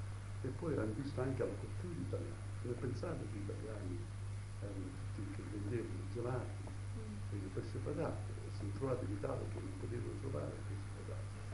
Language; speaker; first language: Italian; early bilingual, heritage; Italian